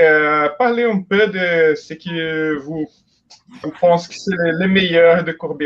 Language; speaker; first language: French; non-native, fluent; Portuguese